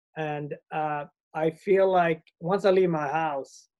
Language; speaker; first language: English; early bilingual, other home language; Swedish